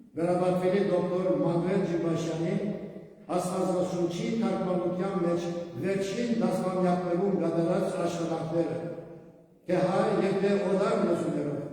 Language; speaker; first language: Armenian; native; Armenian